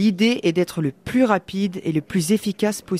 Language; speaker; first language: French; native; French